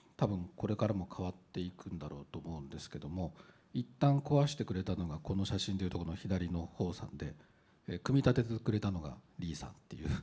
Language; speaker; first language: Japanese; native; Japanese